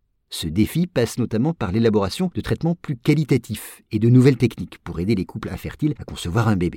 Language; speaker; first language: French; native; French